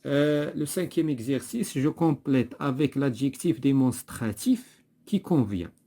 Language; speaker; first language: French; non-native, local second language; Arabic